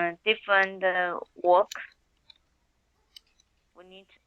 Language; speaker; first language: English; non-native, learner; Chinese